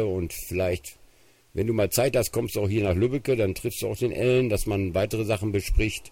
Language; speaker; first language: German; native; German